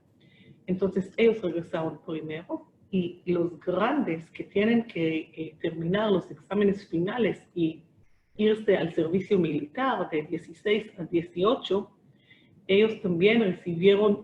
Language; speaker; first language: Spanish; non-native, fluent; Hebrew